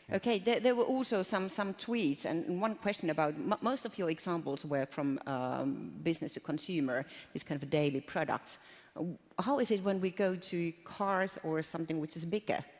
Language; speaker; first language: English; non-native, fluent; Finnish